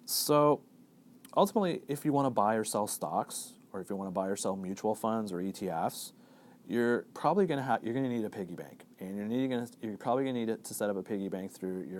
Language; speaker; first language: English; native; English